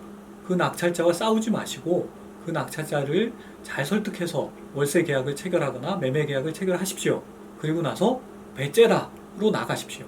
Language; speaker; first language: Korean; native; Korean